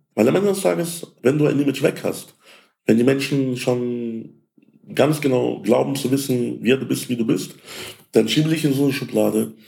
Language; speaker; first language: German; early bilingual, other home language; Russian